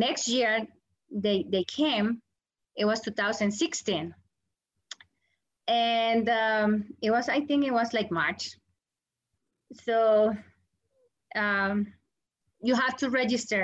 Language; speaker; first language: English; non-native, learner; Spanish